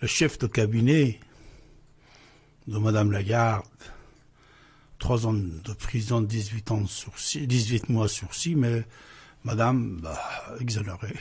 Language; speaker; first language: French; non-native, fluent; Persian